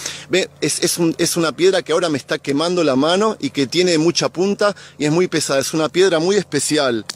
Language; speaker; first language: Spanish; native; Spanish